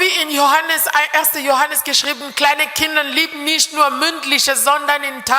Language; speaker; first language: German; non-native, fluent; French